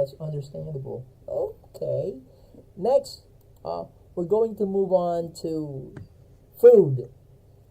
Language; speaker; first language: English; non-native, fluent; Filipino